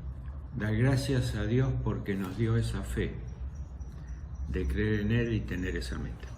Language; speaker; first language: Spanish; native; Spanish